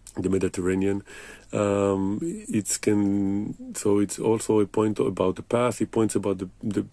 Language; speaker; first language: English; non-native, fluent; Hebrew